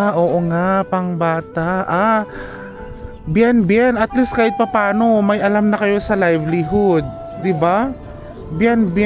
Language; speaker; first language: Filipino; native; Filipino